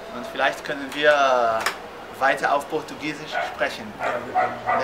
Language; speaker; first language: German; non-native, fluent; Portuguese